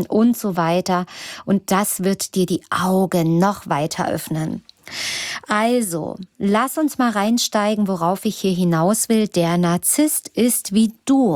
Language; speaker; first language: German; native; German